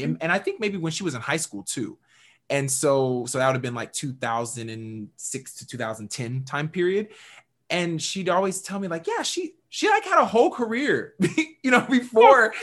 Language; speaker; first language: English; native; English